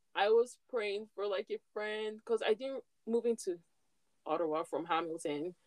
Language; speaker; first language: English; non-native, local second language; Yoruba